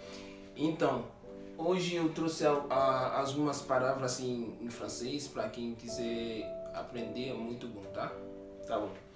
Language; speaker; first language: Portuguese; non-native, fluent; Haitian Creole